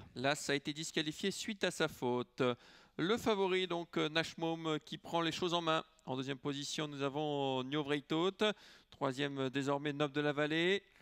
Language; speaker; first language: French; native; French